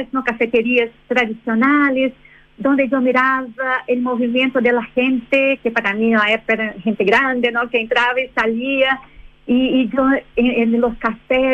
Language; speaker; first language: Spanish; non-native, fluent; Portuguese